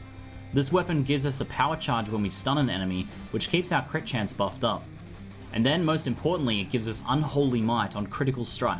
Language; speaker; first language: English; native; English